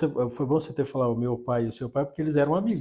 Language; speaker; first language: Portuguese; native; Portuguese